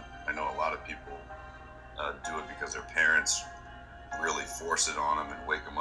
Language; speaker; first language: English; native; English